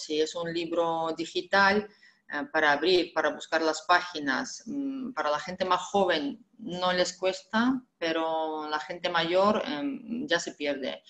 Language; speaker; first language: Spanish; non-native, fluent; Russian